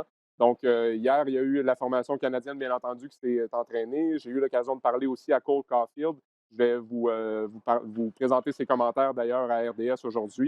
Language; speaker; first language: French; native; French